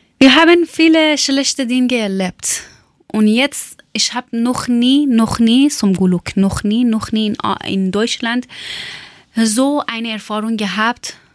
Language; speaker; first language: German; non-native, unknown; Persian